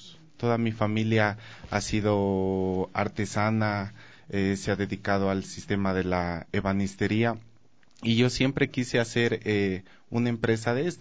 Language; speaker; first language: Spanish; native; Spanish